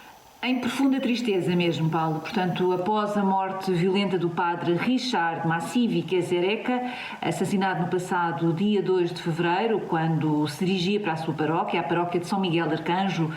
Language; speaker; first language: Portuguese; native; Portuguese